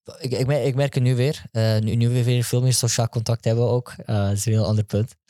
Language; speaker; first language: Dutch; early bilingual, other home language; Turkish